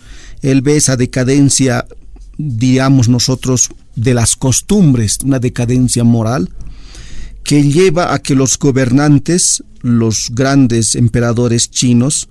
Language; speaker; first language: Spanish; native; Spanish